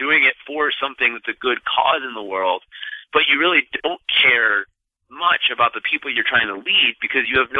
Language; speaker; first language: English; native; English